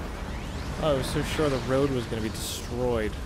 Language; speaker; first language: English; native; English